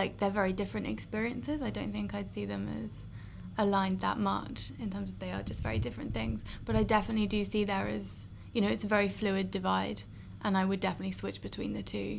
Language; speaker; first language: English; native; English